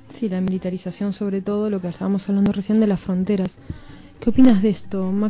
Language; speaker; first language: Spanish; native; Spanish